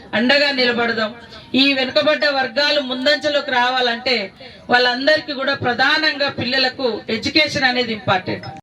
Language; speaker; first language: Telugu; native; Telugu